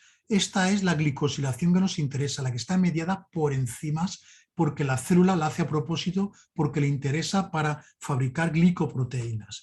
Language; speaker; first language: Spanish; native; Spanish